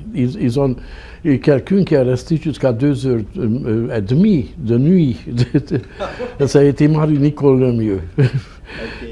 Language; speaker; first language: French; non-native, fluent; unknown